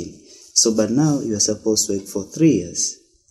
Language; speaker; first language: English; non-native, local second language; Swahili